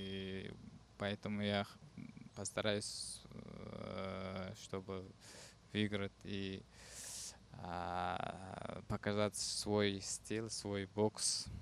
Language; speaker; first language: Russian; non-native, learner; Uzbek